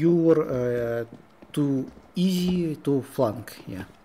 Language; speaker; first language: English; non-native, learner; Russian